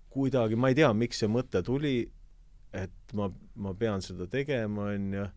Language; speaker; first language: Estonian; native; Estonian